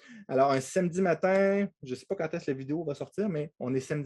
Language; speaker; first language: French; native; French